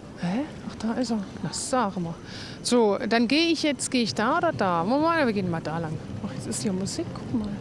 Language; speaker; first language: German; native; German